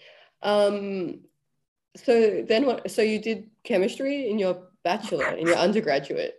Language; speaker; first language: English; native; English